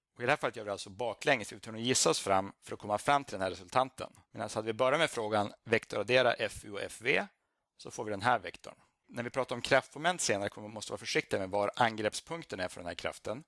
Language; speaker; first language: Swedish; native; Swedish